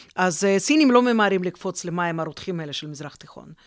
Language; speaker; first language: Hebrew; non-native, fluent; Russian